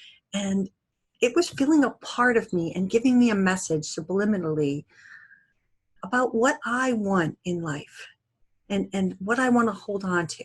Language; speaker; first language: English; native; English